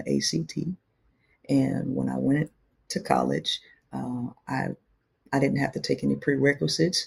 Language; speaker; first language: English; native; English